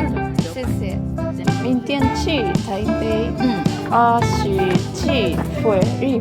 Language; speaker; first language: Chinese; non-native, learner; Japanese